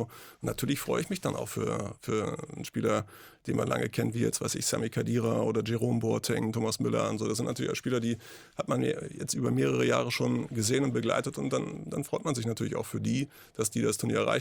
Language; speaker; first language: German; native; German